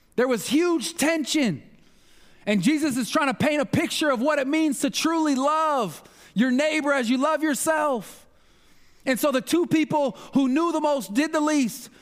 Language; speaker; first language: English; native; English